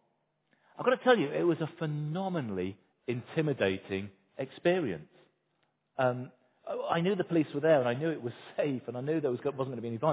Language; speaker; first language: English; native; English